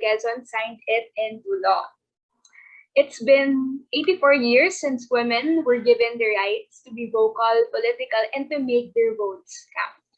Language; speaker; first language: English; non-native, local second language; Filipino